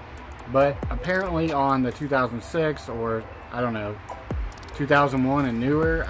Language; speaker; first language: English; native; English